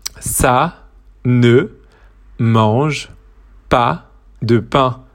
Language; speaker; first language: French; native; French